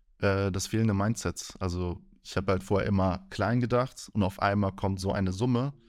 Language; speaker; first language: German; early bilingual, other home language; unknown